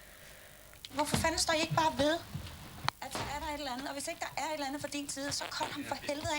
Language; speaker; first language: Danish; native; Danish